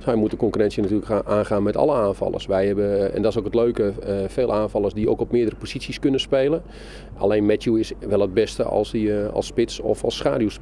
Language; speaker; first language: Dutch; native; Dutch